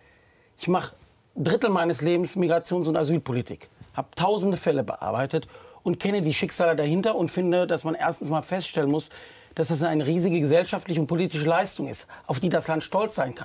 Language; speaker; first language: German; native; German